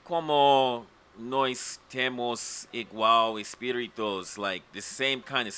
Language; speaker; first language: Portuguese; non-native, learner; English